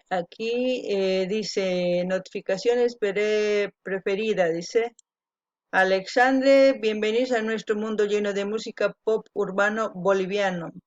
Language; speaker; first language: Spanish; non-native, local second language; Quechua